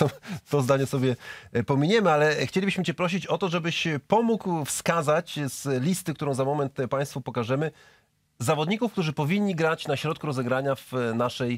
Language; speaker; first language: Polish; native; Polish